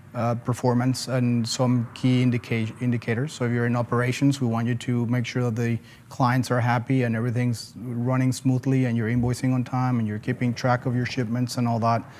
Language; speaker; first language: English; non-native, fluent; Spanish